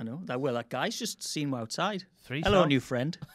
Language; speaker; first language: English; native; English